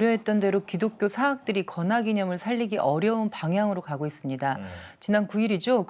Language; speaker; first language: Korean; native; Korean